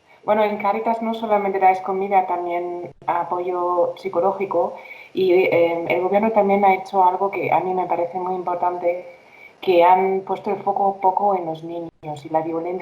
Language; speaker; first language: Spanish; non-native, fluent; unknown